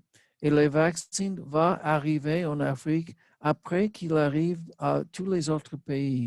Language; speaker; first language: French; non-native, learner; English